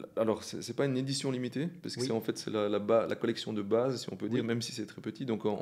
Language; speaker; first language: French; native; French